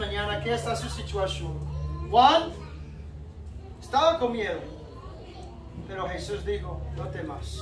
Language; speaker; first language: Spanish; non-native, fluent; English